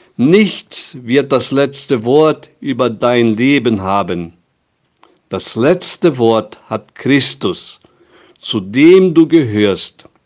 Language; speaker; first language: German; non-native, fluent; Portuguese